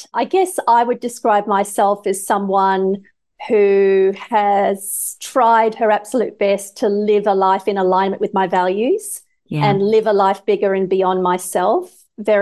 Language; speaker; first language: English; native; English